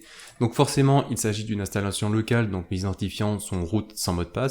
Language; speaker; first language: French; native; French